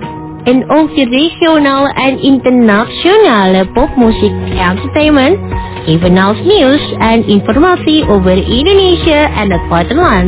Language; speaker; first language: Dutch; non-native, learner; Indonesian